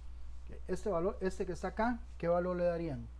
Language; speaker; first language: Spanish; native; Spanish